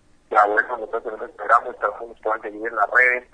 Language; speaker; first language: Spanish; native; Spanish